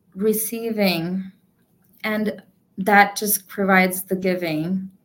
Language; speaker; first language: English; non-native, local second language; Gujarati